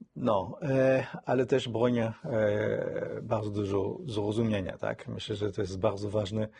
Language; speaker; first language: Polish; non-native, fluent; French